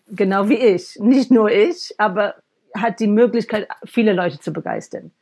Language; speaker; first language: German; non-native, fluent; English